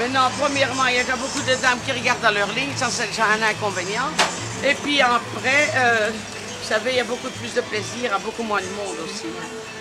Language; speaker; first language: French; native; French